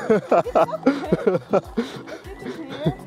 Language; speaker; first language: English; non-native, learner; Mongolian